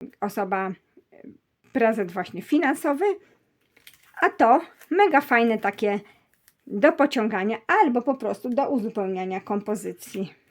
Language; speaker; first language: Polish; native; Polish